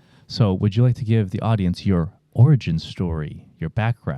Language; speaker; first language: English; native; English